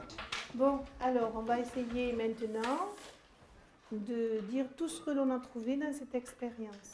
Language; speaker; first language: French; native; French